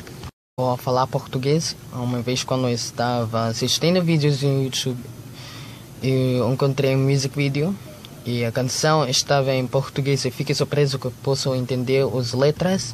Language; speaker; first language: Portuguese; non-native, learner; Filipino